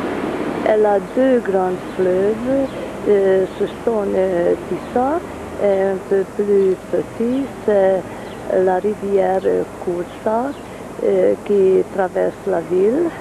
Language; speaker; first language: French; non-native, fluent; Hungarian